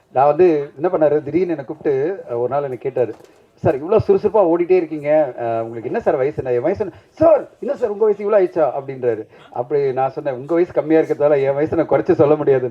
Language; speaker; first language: Tamil; native; Tamil